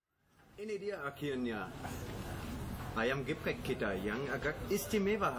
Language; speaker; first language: Indonesian; non-native, fluent; German